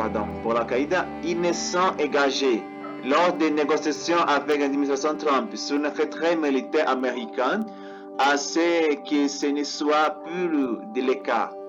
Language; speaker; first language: French; non-native, learner; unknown